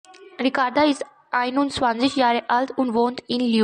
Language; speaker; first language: German; non-native, fluent; Urdu